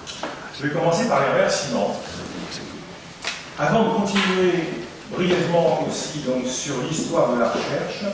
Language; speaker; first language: French; native; French